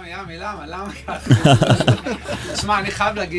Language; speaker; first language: Hebrew; native; Hebrew